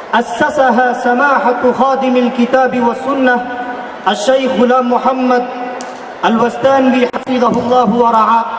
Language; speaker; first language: Arabic; non-native, fluent; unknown